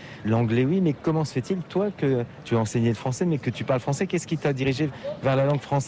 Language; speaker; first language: French; native; French